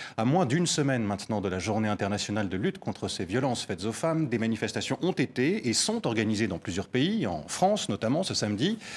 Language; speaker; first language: French; native; French